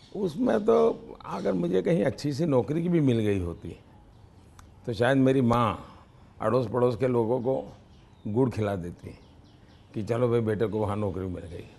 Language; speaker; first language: Hindi; non-native, local second language; Gujarati